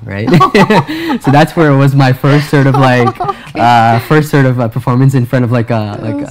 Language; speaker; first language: English; native; English